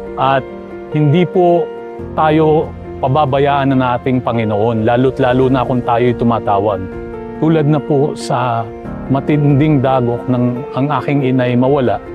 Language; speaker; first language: Filipino; native; Filipino